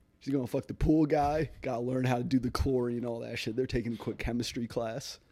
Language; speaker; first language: English; native; English